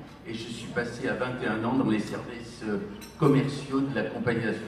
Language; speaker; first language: French; native; French